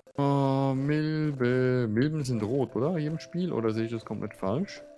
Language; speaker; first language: German; native; German